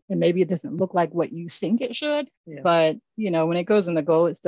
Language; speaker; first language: English; native; English